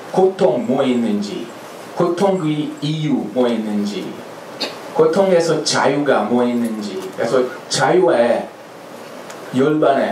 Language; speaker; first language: Korean; non-native, fluent; Hungarian